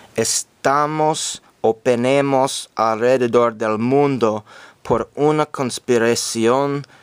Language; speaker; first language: Spanish; non-native, learner; English